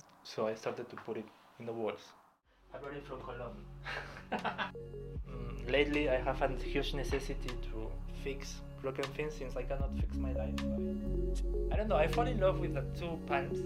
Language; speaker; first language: English; non-native, fluent; Spanish